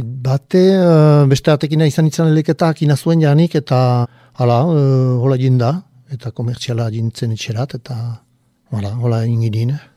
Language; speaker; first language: Basque; native; Basque